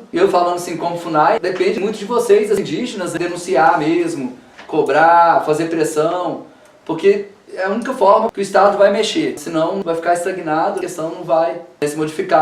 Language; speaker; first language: Portuguese; native; Portuguese